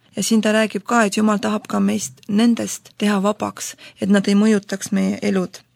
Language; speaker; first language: Estonian; non-native, local second language; Russian